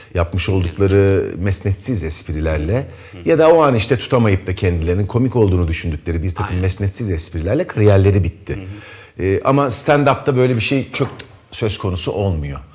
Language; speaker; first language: Turkish; native; Turkish